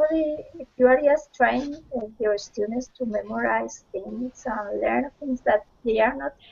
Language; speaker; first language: English; non-native, fluent; Spanish